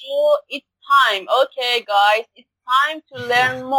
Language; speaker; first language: English; non-native, learner; Persian